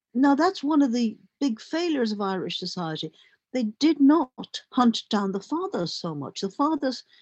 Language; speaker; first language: English; native; English